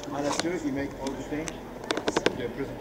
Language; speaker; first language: English; non-native, learner; French